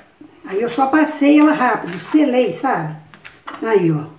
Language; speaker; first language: Portuguese; native; Portuguese